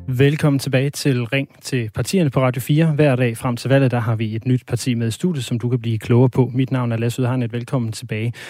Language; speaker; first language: Danish; native; Danish